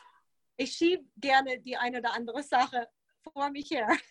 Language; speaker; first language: German; non-native, fluent; English